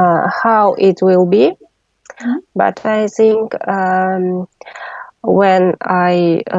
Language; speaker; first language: English; non-native, learner; Russian